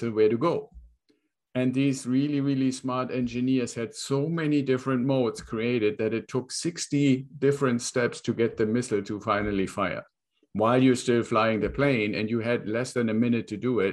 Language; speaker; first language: English; non-native, fluent; German